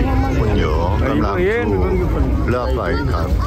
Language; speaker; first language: Thai; non-native, learner; Korean